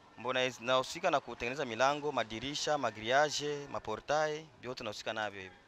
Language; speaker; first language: Swahili; native; Swahili